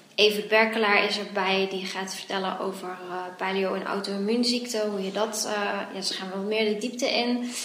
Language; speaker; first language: Dutch; native; Dutch